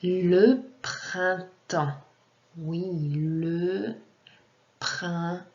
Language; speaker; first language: French; non-native, fluent; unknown